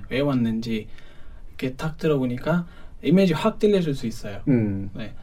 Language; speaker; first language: Korean; non-native, fluent; Arabic